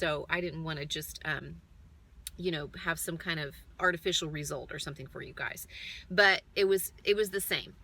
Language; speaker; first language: English; native; English